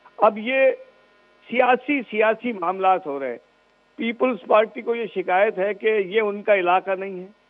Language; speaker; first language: Urdu; non-native, local second language; Sindhi